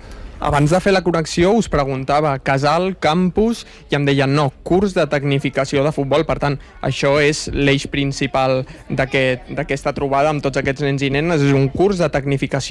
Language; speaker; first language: Catalan; native; Catalan